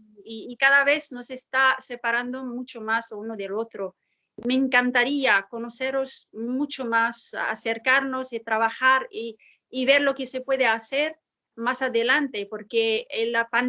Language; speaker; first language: Spanish; non-native, fluent; Arabic